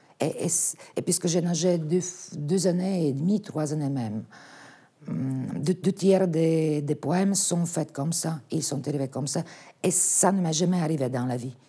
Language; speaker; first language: French; non-native, fluent; Bulgarian